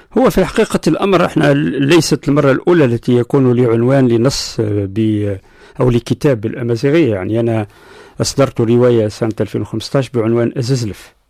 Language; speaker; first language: Arabic; non-native, local second language; Berber languages